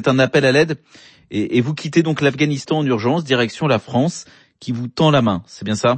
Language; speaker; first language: French; native; French